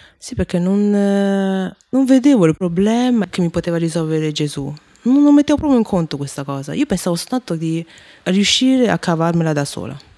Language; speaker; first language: Italian; early bilingual, other home language; Chinese